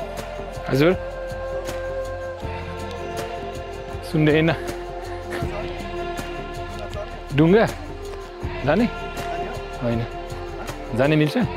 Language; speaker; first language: Nepali; non-native, learner; French